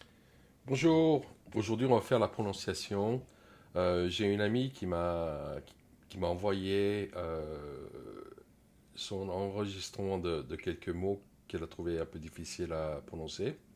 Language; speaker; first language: French; non-native, fluent; Korean